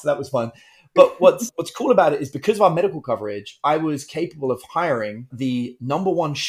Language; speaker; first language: English; native; English